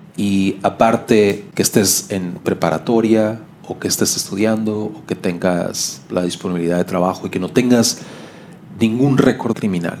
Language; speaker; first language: Spanish; native; Spanish